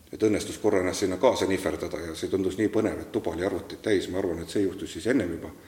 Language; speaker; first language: Estonian; native; Estonian